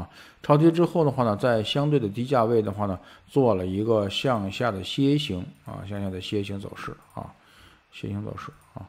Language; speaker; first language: Chinese; native; Chinese